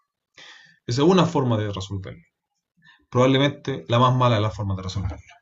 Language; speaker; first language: Spanish; native; Spanish